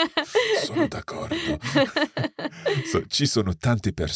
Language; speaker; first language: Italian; non-native, fluent; English